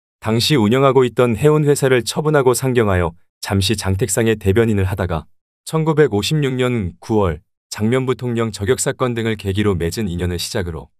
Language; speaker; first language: Korean; native; Korean